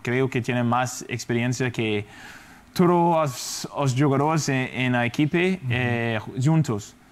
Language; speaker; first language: Spanish; non-native, fluent; Danish